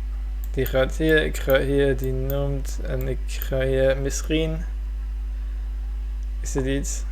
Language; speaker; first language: Dutch; non-native, fluent; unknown